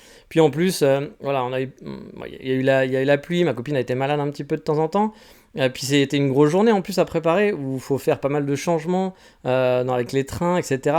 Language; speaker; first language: French; native; French